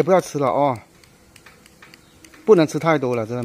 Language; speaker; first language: Chinese; native; Chinese